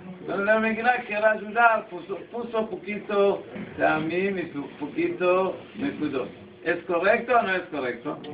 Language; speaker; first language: Spanish; non-native, learner; Hebrew